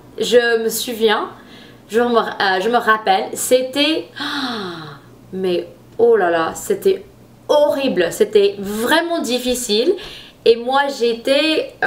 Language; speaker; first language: French; non-native, fluent; English